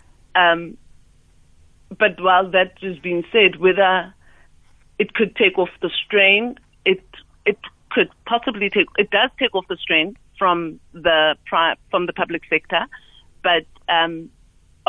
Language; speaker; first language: English; non-native, local second language; Southern Sotho